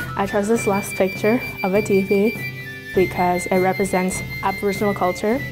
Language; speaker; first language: English; native; English